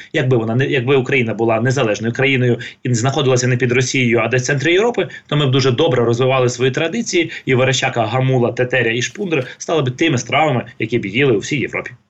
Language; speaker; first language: Ukrainian; non-native, local second language; Russian